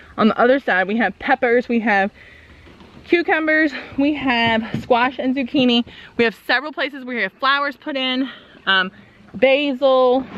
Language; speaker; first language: English; native; English